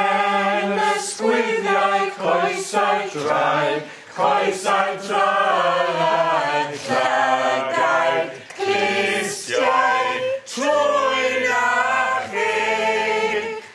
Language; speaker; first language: Welsh; non-native, learner; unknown